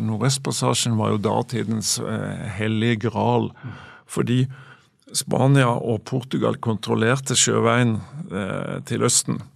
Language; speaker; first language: Norwegian; native; Norwegian